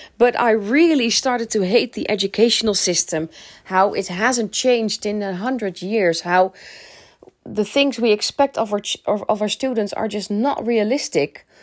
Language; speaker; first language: English; non-native, fluent; Dutch